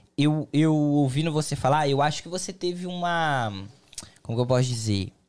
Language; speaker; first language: Portuguese; native; Portuguese